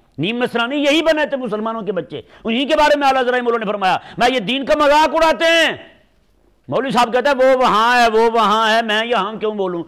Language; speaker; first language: Urdu; non-native, local second language; Punjabi